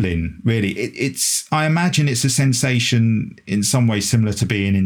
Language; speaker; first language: English; native; English